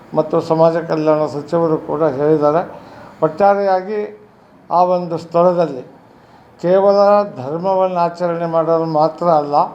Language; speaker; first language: Kannada; non-native, local second language; Lambadi